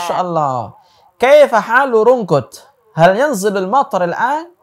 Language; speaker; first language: Arabic; non-native, fluent; Indonesian